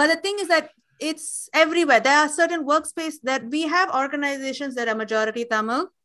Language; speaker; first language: English; non-native, local second language; Tamil